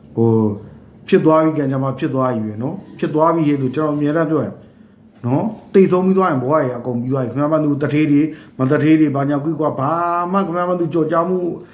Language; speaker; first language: Burmese; native; Burmese